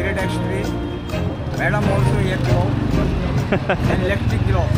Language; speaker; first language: English; non-native, learner; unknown